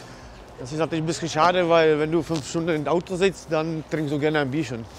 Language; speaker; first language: German; non-native, fluent; Czech